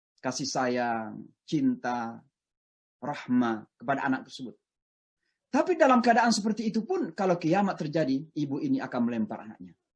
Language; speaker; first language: Indonesian; non-native, local second language; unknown